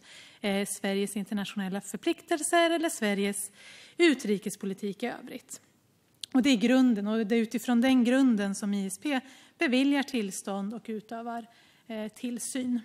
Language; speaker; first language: Swedish; native; Swedish